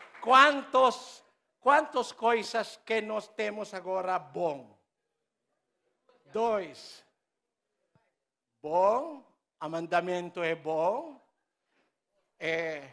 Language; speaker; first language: Portuguese; non-native, learner; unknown